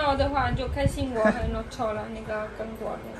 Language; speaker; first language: Chinese; non-native, fluent; Italian